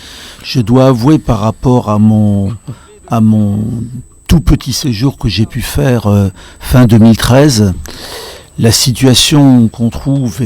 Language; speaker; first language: French; native; French